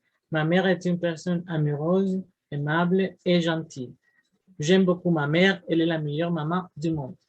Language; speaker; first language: French; non-native, learner; Spanish